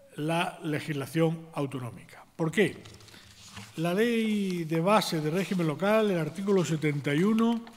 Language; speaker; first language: Spanish; native; Spanish